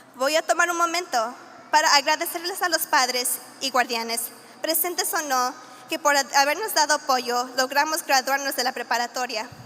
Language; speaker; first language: Spanish; early bilingual, heritage; Spanish